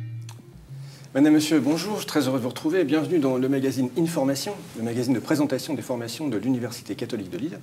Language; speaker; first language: French; native; French